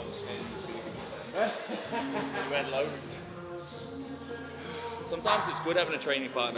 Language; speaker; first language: English; native; English